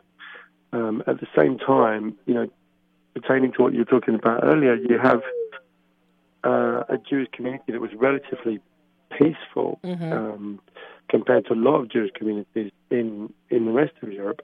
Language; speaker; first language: English; native; English